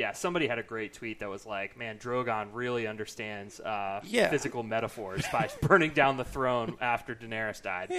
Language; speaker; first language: English; native; English